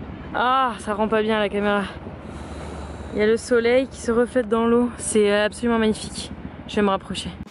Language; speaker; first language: French; native; French